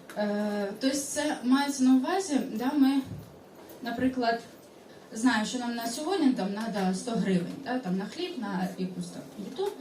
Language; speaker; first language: Ukrainian; non-native, local second language; Russian